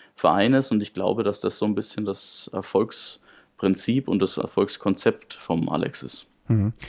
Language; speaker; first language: German; native; German